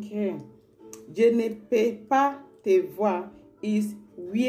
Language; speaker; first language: French; non-native, learner; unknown